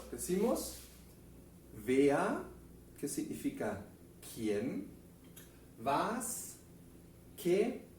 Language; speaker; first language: Spanish; non-native, fluent; German